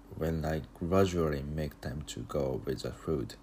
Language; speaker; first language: English; non-native, learner; Japanese